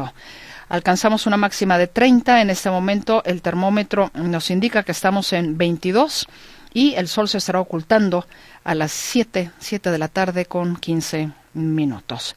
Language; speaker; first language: Spanish; native; Spanish